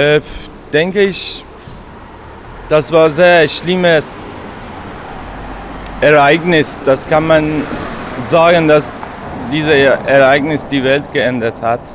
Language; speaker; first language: German; non-native, fluent; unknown